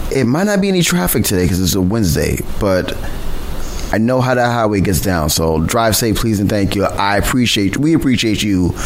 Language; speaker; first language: English; native; English